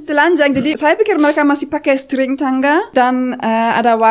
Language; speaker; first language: Indonesian; non-native, fluent; German